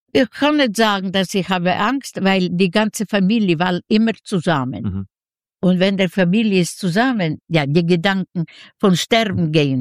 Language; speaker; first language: German; non-native, fluent; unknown